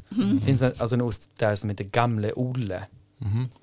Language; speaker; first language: Swedish; non-native, fluent; Icelandic